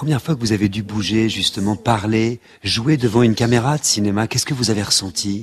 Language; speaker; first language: French; native; French